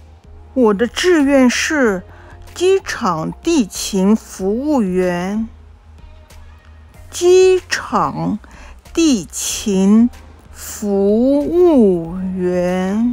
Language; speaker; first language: Chinese; non-native, local second language; Cantonese